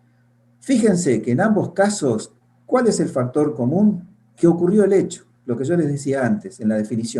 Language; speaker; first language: Spanish; native; Spanish